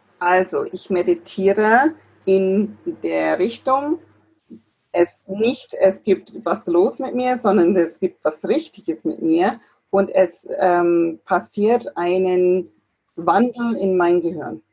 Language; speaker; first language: German; non-native, fluent; English